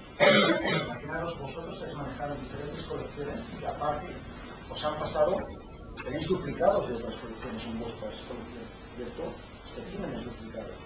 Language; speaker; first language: Spanish; native; Spanish